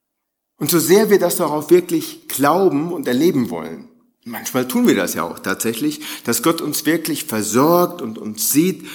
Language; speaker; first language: German; native; German